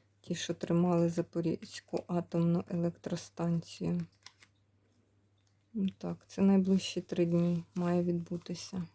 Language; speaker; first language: Ukrainian; native; Ukrainian